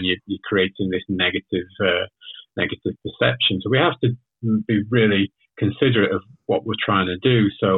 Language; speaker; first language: English; native; English